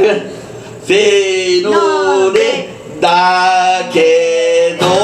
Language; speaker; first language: Japanese; native; Japanese